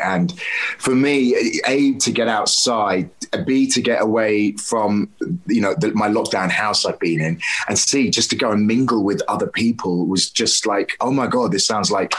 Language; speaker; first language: English; native; English